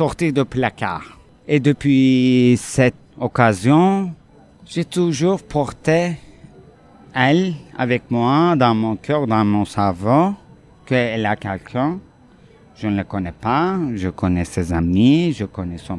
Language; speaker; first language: French; non-native, fluent; Turkish